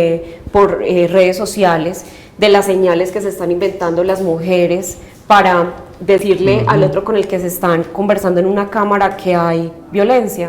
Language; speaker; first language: Spanish; native; Spanish